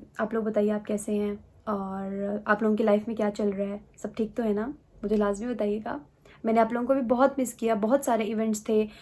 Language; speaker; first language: Urdu; native; Urdu